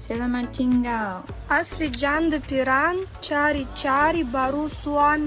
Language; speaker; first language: Indonesian; non-native, learner; Russian